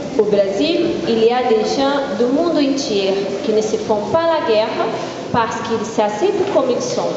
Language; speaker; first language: French; non-native, learner; Portuguese